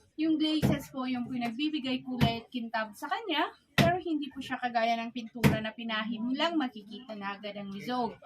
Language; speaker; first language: Filipino; native; Filipino